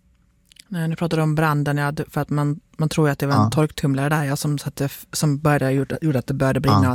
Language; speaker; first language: Swedish; native; Swedish